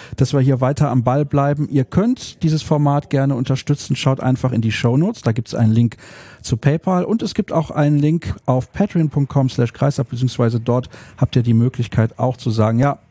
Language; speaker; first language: German; native; German